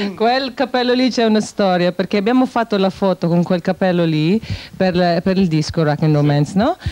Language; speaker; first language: Italian; non-native, fluent; Filipino